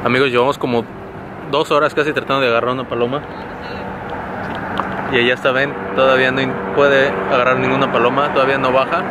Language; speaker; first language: Spanish; native; Spanish